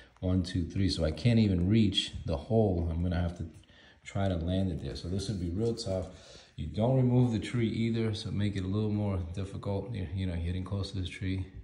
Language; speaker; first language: English; native; English